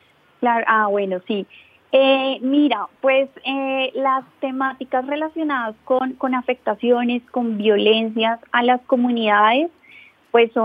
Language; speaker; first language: Spanish; native; Spanish